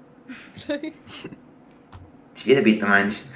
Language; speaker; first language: German; native; German